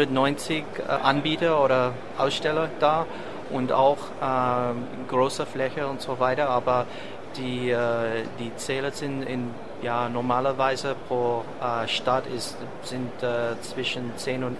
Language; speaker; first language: German; non-native, learner; English